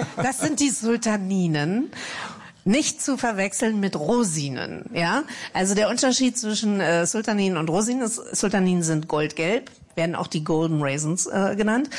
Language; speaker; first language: German; native; German